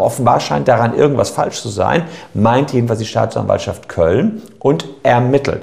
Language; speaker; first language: German; native; German